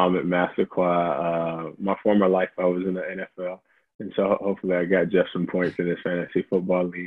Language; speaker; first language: English; native; English